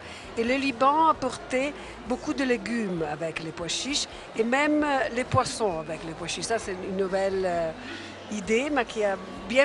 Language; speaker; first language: French; non-native, fluent; Italian